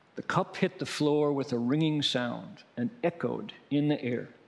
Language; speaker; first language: English; native; English